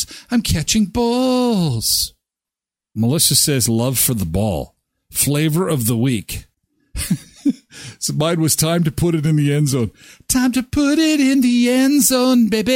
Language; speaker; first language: English; native; English